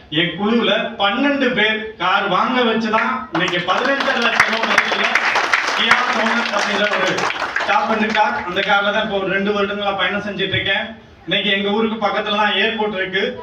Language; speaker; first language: Tamil; native; Tamil